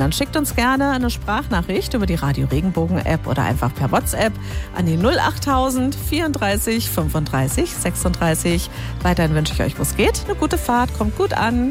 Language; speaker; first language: German; native; German